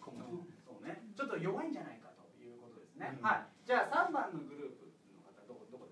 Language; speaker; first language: Japanese; native; Japanese